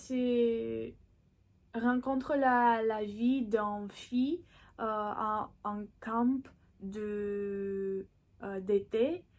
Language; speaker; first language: French; non-native, learner; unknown